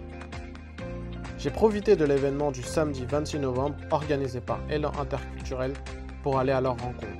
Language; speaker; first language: French; native; French